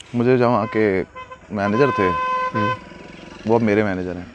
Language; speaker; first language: Hindi; native; Hindi